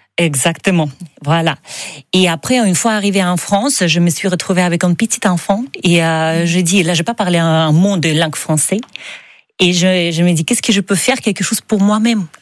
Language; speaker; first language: French; non-native, fluent; Russian